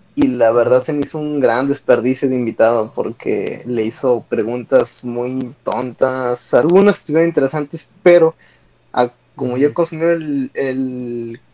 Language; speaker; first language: Spanish; native; Spanish